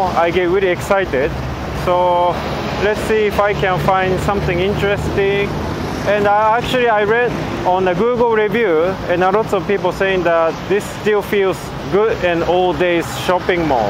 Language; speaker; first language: English; non-native, fluent; Japanese